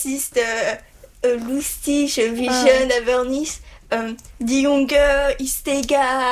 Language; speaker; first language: German; non-native, learner; French